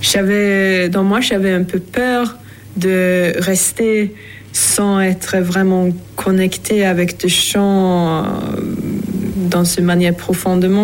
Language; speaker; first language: French; non-native, fluent; Swedish